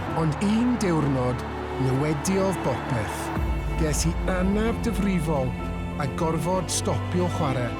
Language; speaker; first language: Welsh; non-native, local second language; English